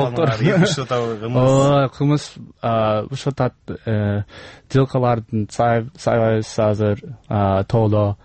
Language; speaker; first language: Kyrgyz; non-native, learner; English